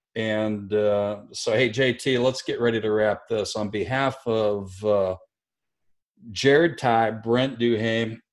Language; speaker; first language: English; native; English